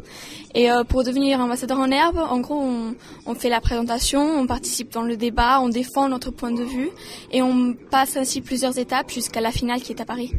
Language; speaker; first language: French; non-native, fluent; Portuguese